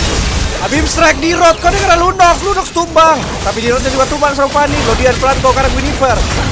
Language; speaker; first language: Indonesian; native; Indonesian